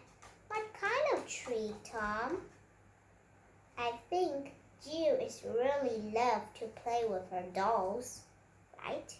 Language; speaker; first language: English; non-native, learner; Vietnamese